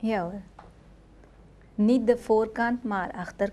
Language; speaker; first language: Dutch; non-native, learner; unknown